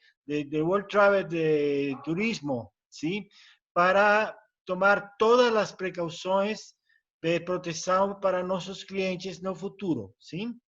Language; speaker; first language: Portuguese; non-native, learner; Spanish